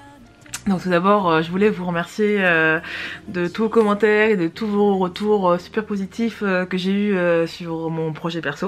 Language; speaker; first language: French; native; French